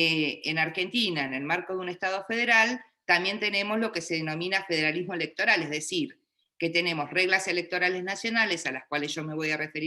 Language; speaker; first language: Spanish; native; Spanish